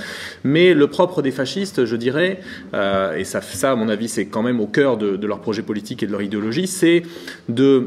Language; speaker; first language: French; native; French